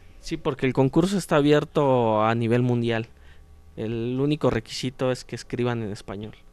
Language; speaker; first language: Spanish; native; Spanish